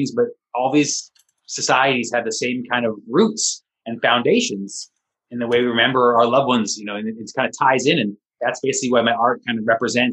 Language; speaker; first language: English; native; English